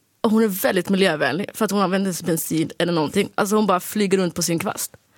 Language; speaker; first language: Swedish; early bilingual, other home language; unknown